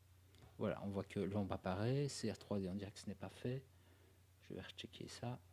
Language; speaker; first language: French; native; French